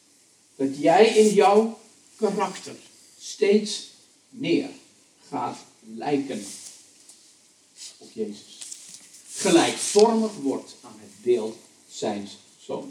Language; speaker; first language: Dutch; native; Dutch